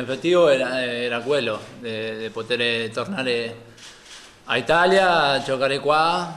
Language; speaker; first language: Italian; non-native, fluent; Spanish